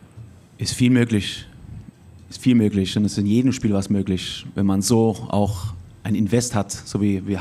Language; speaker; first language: German; native; German